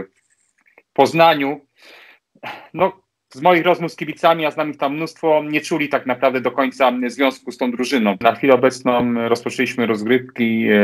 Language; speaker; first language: Polish; native; Polish